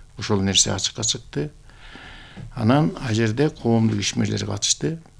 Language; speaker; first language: Kyrgyz; native; Kyrgyz